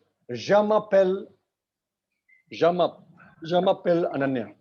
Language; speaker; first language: French; non-native, learner; Hindi